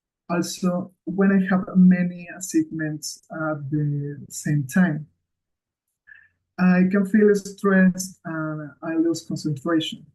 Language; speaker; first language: English; non-native, learner; Spanish